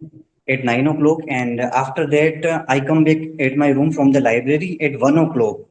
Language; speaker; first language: English; non-native, learner; Hindi